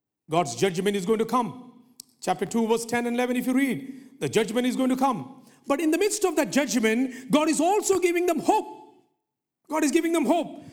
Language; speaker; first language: English; non-native, local second language; Malayalam